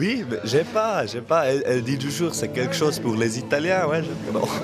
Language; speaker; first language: French; non-native, local second language; German